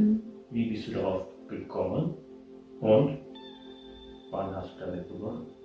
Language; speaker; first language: German; native; German